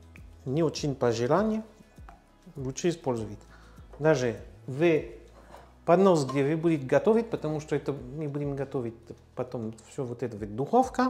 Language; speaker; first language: Russian; non-native, learner; French